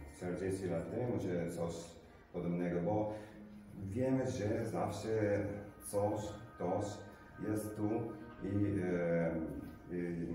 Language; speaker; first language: Polish; non-native, learner; Italian